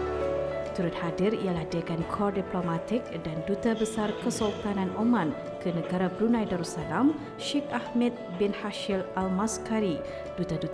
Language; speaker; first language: Malay; native; Malay